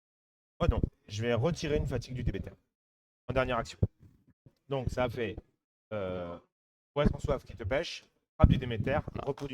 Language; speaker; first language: French; native; French